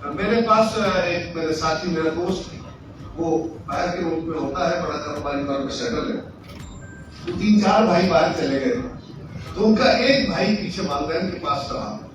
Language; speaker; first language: Urdu; non-native, local second language; Punjabi